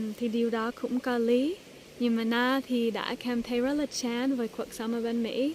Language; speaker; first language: Vietnamese; early bilingual, heritage; English